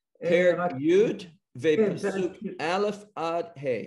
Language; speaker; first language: Hebrew; non-native, fluent; English